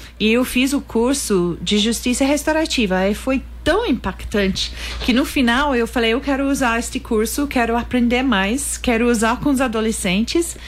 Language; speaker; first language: Portuguese; non-native, fluent; English